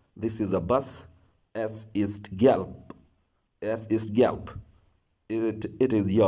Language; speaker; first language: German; non-native, fluent; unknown